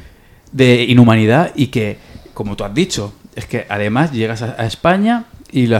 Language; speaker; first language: Spanish; native; Spanish